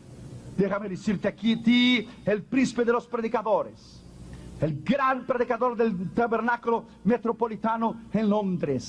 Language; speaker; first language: Spanish; non-native, fluent; Portuguese